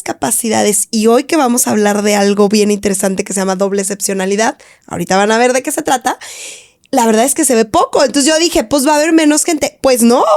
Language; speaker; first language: Spanish; native; Spanish